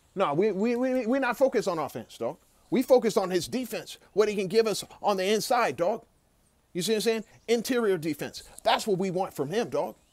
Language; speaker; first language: English; native; English